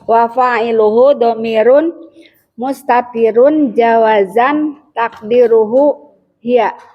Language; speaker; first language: Arabic; non-native, fluent; Indonesian